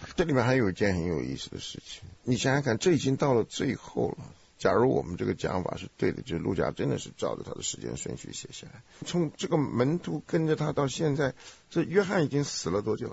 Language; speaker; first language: Chinese; native; Chinese